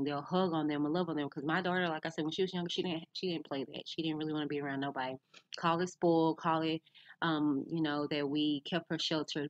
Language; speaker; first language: English; native; English